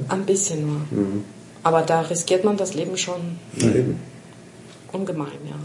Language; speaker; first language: German; non-native, fluent; Spanish